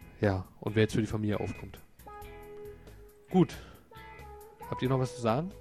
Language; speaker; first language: German; native; German